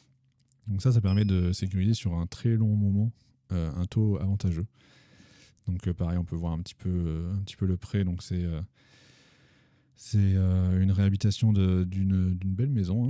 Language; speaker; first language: French; native; French